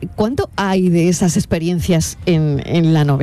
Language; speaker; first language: Spanish; native; Spanish